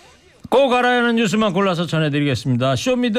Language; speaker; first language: Korean; native; Korean